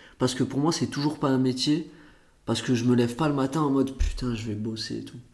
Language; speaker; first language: French; early bilingual, other home language; Portuguese